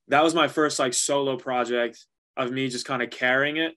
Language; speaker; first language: English; early bilingual, other home language; Spanish